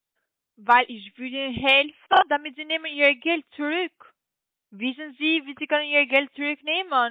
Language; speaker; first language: German; non-native, learner; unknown